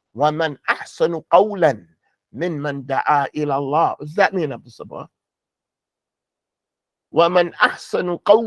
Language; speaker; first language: Arabic; non-native, fluent; English